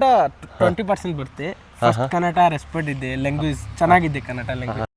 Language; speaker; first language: Kannada; non-native, learner; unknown